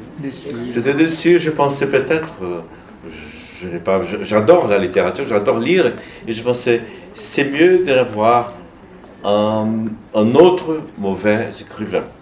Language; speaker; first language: French; non-native, learner; Portuguese